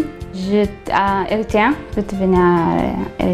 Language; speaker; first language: French; non-native, learner; Tigrinya